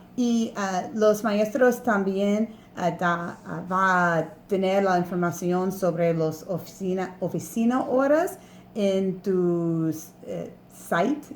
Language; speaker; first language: Spanish; non-native, learner; English